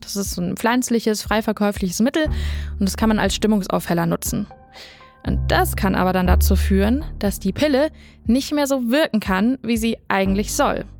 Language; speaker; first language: German; native; German